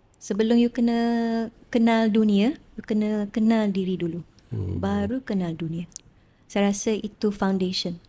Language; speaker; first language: Malay; non-native, local second language; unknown